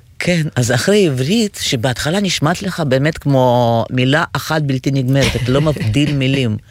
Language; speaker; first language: Hebrew; non-native, fluent; Russian